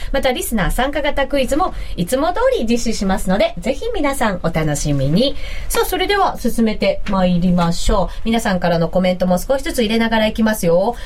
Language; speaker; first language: Japanese; native; Japanese